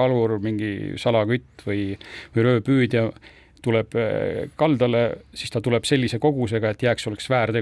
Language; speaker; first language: Estonian; native; Estonian